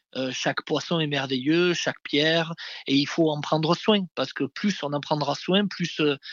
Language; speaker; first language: French; native; French